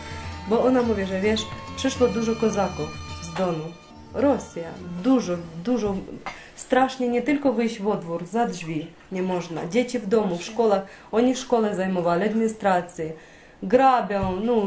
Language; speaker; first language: Polish; non-native, learner; Ukrainian